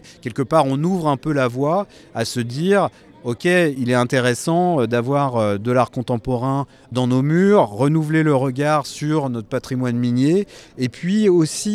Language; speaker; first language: French; native; French